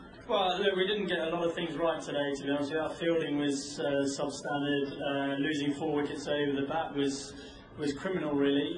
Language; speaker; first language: English; native; English